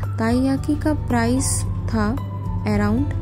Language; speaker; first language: Hindi; non-native, local second language; Bangla